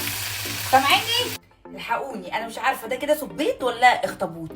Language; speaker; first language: Arabic; native; Arabic